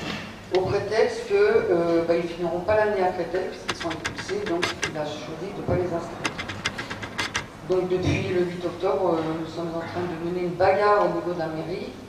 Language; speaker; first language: French; native; French